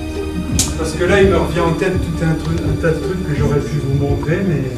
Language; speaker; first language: French; native; French